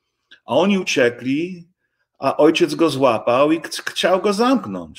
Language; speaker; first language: Polish; early bilingual, heritage; English